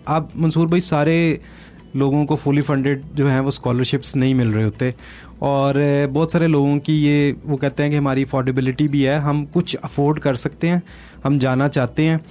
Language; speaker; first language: Urdu; non-native, local second language; Punjabi